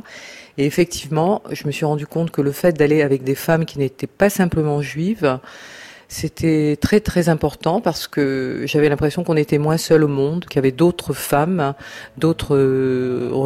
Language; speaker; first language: French; native; French